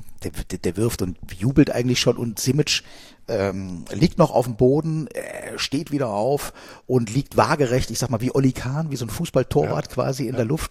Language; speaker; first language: German; native; German